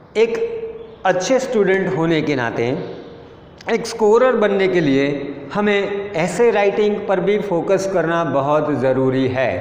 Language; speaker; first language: Hindi; non-native, local second language; Gujarati